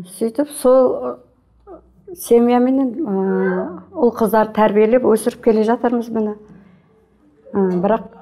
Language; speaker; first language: Kazakh; native; Kazakh